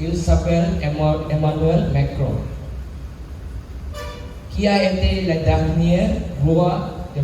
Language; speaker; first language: French; non-native, learner; Sinhala